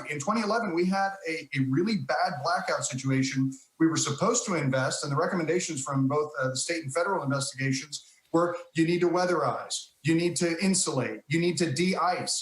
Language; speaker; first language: English; native; English